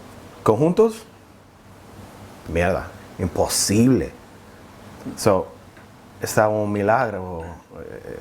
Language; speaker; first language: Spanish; non-native, learner; English